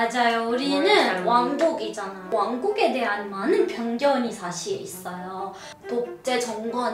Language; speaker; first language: Korean; non-native, fluent; Arabic